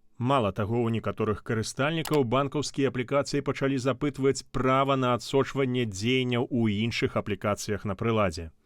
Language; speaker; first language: Belarusian; native; Belarusian